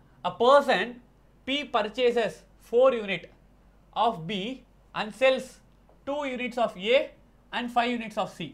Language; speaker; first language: English; non-native, local second language; Tamil